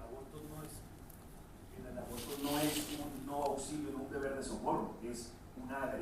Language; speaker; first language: Spanish; native; Spanish